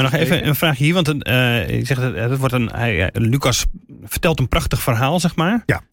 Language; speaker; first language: Dutch; native; Dutch